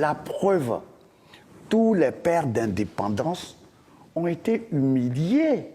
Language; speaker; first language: French; non-native, local second language; Dyula